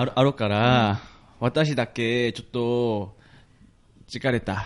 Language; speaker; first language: Japanese; non-native, learner; Korean